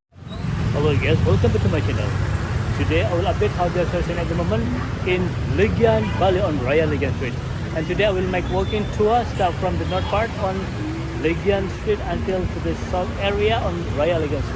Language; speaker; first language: English; non-native, fluent; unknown